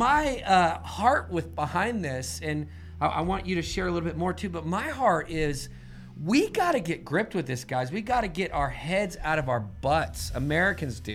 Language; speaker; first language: English; native; English